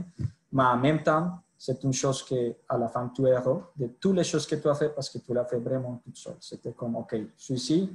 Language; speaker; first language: French; non-native, fluent; Spanish